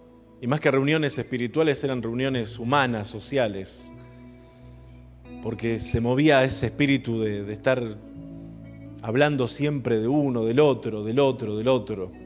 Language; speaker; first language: Spanish; native; Spanish